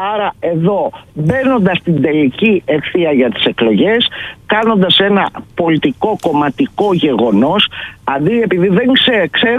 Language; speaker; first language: Greek; native; Greek